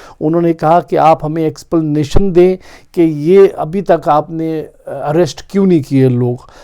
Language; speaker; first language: Urdu; non-native, local second language; Punjabi